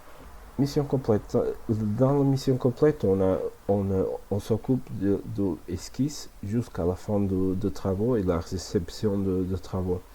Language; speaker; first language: French; non-native, fluent; Portuguese